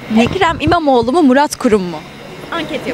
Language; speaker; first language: Turkish; native; Turkish